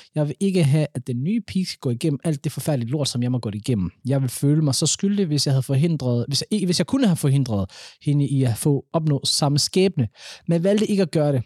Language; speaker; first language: Danish; early bilingual, other home language; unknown